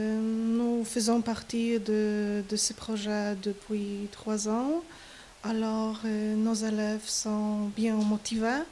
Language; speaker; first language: French; non-native, fluent; Polish